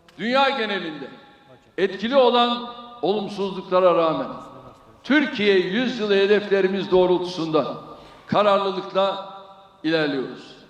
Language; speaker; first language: Turkish; native; Turkish